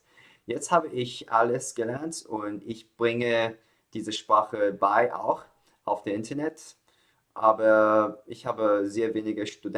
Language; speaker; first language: German; non-native, learner; Chinese